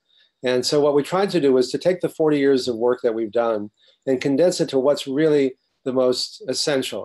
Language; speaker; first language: English; native; English